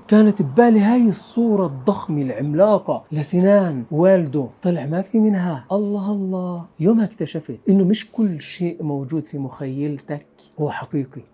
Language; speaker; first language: Arabic; native; Arabic